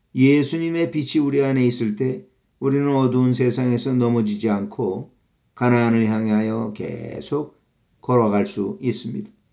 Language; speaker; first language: Korean; native; Korean